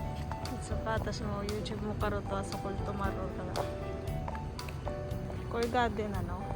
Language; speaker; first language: Japanese; non-native, fluent; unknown